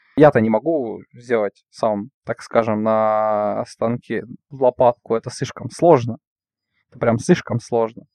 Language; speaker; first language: Russian; native; Russian